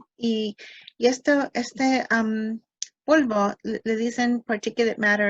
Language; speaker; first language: Spanish; early bilingual, heritage; English